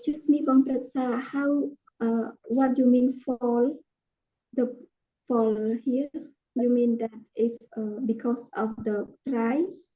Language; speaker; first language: English; non-native, learner; Khmer